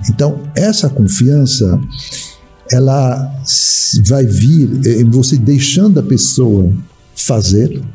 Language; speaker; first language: Portuguese; non-native, fluent; French